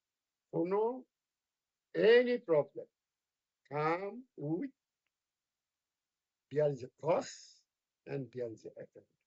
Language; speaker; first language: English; non-native, fluent; Bangla